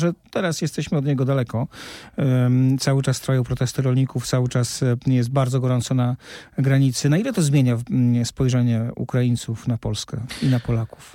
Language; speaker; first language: Polish; native; Polish